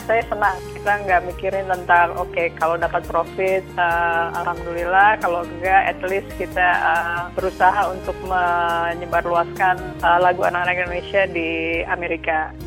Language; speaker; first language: Indonesian; native; Indonesian